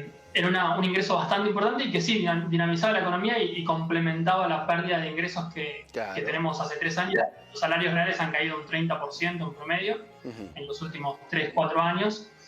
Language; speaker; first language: Spanish; native; Spanish